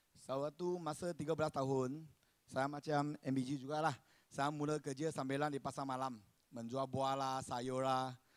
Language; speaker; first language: Malay; non-native, local second language; Chinese